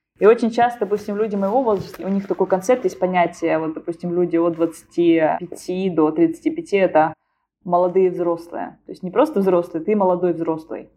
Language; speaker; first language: Russian; native; Russian